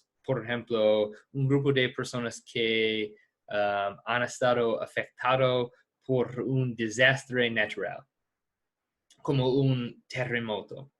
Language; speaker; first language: Spanish; non-native, fluent; English